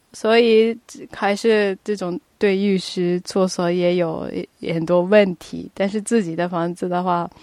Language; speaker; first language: Chinese; non-native, fluent; Japanese